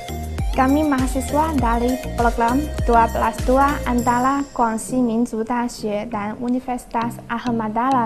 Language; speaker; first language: Indonesian; non-native, learner; Chinese